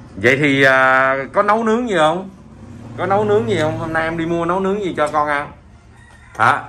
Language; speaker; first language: Vietnamese; native; Vietnamese